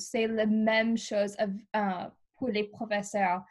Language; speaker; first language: French; non-native, learner; English